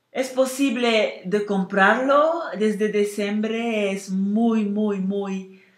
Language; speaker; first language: Spanish; non-native, learner; Dutch